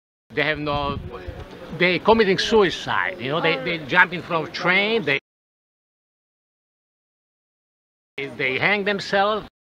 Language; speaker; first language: English; non-native, fluent; Slovak